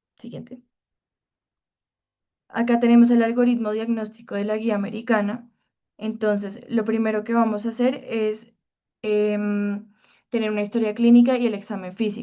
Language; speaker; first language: Spanish; native; Spanish